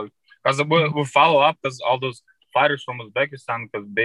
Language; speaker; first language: English; non-native, fluent; Uzbek